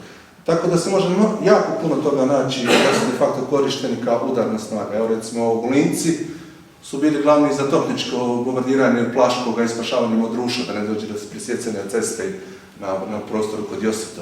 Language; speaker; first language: Croatian; native; Croatian